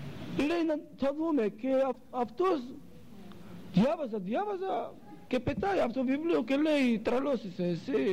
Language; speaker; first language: Greek; non-native, local second language; Russian